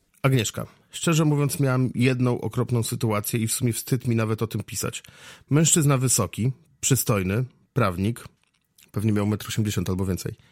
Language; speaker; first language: Polish; native; Polish